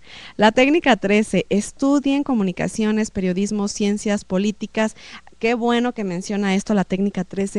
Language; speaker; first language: Spanish; native; Spanish